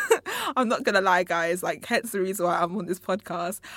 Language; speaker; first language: English; native; English